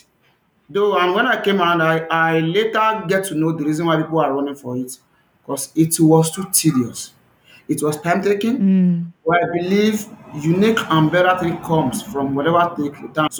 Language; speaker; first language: English; non-native, local second language; Yoruba